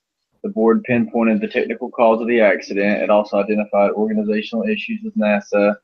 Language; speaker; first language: English; native; English